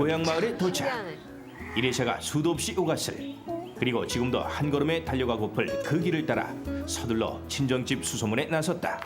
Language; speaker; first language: Korean; native; Korean